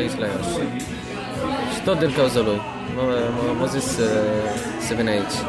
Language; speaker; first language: Romanian; early bilingual, heritage; Romanian